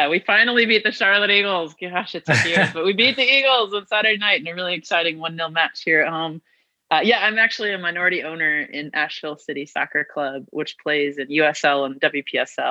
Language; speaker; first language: English; native; English